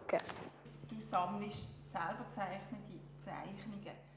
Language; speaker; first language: German; native; German